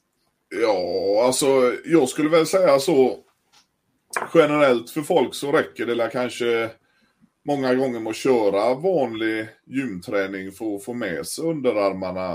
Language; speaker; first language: Swedish; native; Swedish